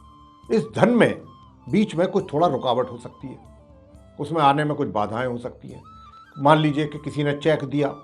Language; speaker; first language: Hindi; native; Hindi